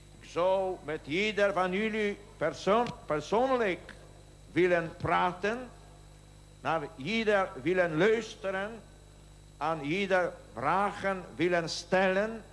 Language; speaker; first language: Dutch; non-native, learner; Polish